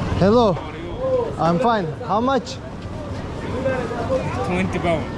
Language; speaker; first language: English; non-native, learner; Turkish